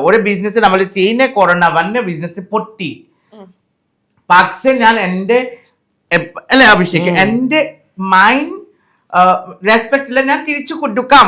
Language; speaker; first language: Malayalam; non-native, local second language; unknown